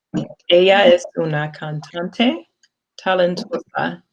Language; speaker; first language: Spanish; non-native, learner; English